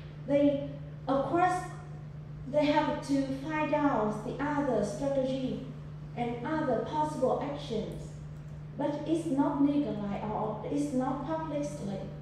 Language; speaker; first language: English; non-native, fluent; Vietnamese